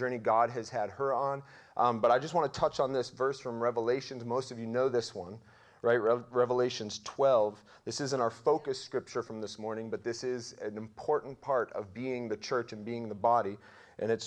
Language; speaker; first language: English; native; English